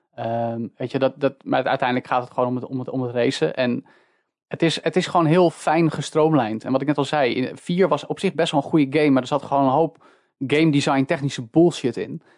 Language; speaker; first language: Dutch; native; Dutch